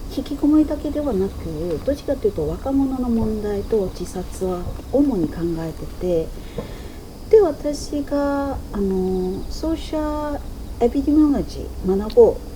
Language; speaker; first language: Japanese; non-native, fluent; Chinese